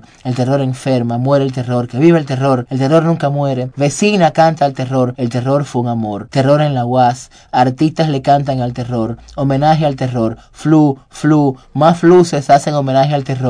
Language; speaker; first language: Spanish; native; Spanish